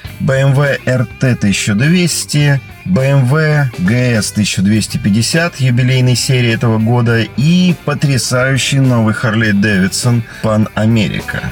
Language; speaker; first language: Russian; native; Russian